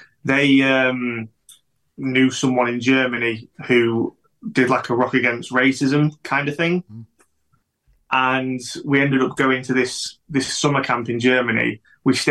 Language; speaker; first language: English; native; English